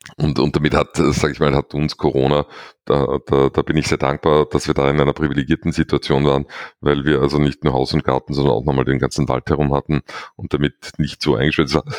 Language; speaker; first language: German; native; German